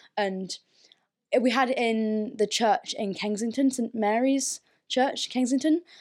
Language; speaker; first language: English; early bilingual, other home language; German